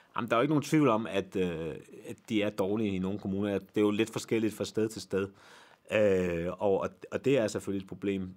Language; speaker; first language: Danish; native; Danish